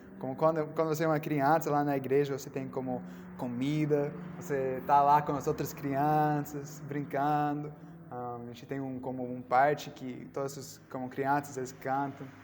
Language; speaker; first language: Portuguese; non-native, learner; English